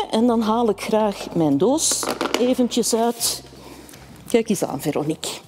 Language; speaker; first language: Dutch; native; Dutch